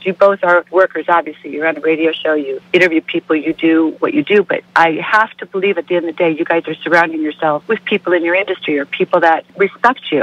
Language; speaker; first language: English; native; English